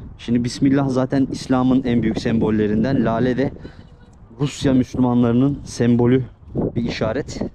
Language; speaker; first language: Turkish; native; Turkish